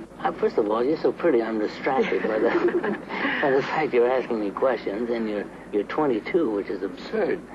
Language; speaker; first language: English; native; English